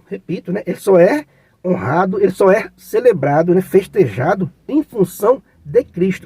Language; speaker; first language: Portuguese; native; Portuguese